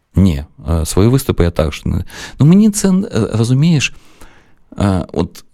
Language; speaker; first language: Ukrainian; non-native, local second language; Russian